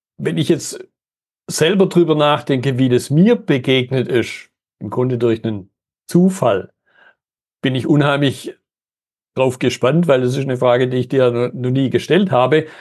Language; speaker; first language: German; native; German